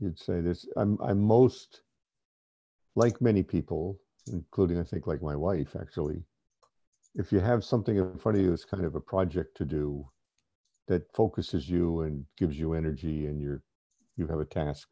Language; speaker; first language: English; native; English